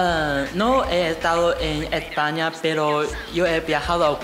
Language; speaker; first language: Spanish; non-native, fluent; Chinese